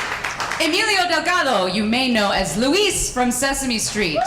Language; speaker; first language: English; native; English